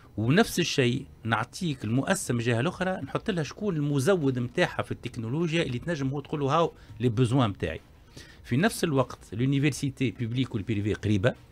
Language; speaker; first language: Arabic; native; Arabic